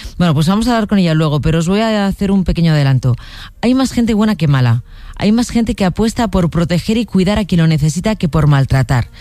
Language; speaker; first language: Spanish; native; Spanish